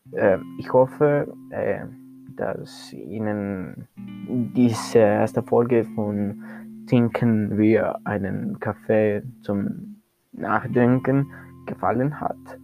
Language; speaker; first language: German; non-native, learner; Spanish